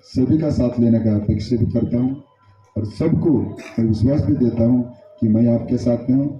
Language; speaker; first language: Hindi; non-native, local second language; Kannada